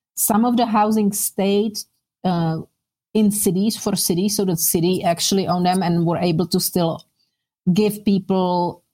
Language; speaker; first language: English; non-native, fluent; Czech